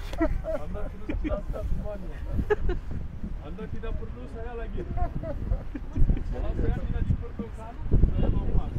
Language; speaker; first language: Indonesian; non-native, fluent; Turkish